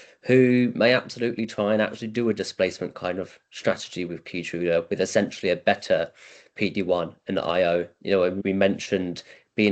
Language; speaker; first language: English; native; English